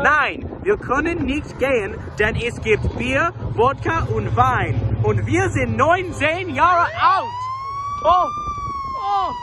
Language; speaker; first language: German; non-native, learner; English